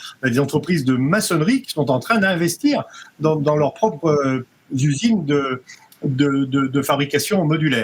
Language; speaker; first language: French; native; French